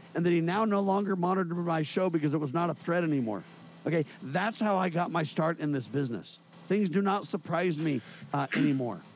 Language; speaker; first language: English; native; English